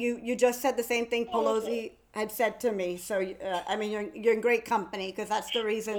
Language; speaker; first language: English; early bilingual, other home language; Spanish